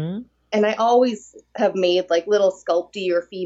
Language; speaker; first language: English; native; English